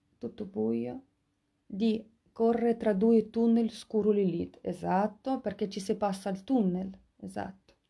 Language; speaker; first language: Italian; non-native, fluent; Russian